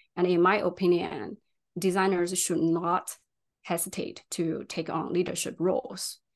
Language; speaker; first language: English; non-native, fluent; Chinese